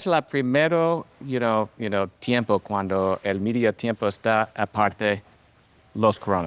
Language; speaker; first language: Spanish; non-native, learner; English